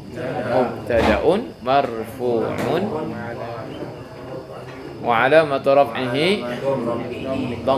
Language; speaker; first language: Arabic; non-native, fluent; Sundanese